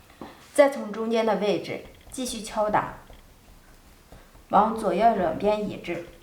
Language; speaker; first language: Chinese; native; Chinese